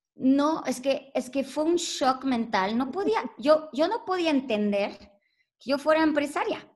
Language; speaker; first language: Spanish; non-native, fluent; French